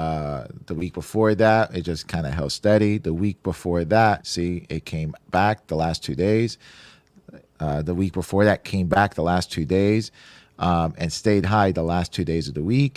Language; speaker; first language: English; native; English